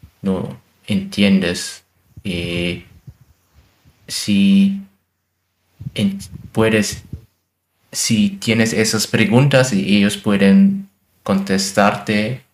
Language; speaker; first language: Spanish; non-native, learner; German